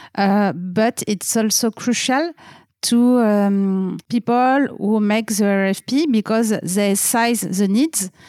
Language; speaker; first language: English; non-native, fluent; French